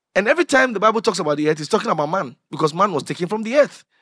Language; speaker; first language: English; non-native, local second language; Akan